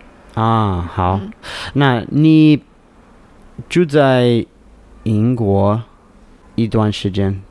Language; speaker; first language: Chinese; non-native, learner; English